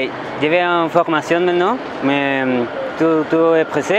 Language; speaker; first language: French; non-native, learner; Spanish